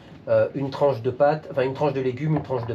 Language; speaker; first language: French; native; French